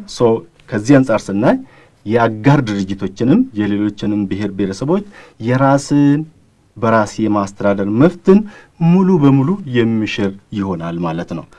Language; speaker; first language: Amharic; non-native, local second language; Oromo